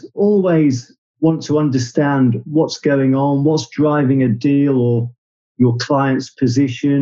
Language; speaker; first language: English; native; English